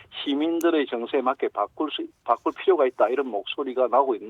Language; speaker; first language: Korean; native; Korean